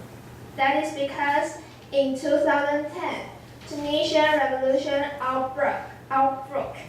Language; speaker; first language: English; non-native, fluent; Chinese